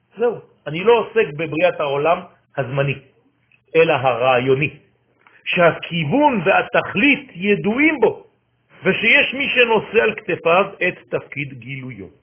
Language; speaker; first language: Hebrew; non-native, fluent; French